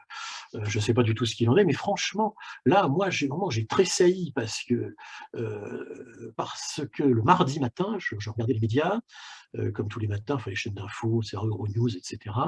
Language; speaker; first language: French; native; French